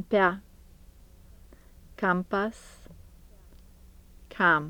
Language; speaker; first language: Lithuanian; early bilingual, heritage; Lithuanian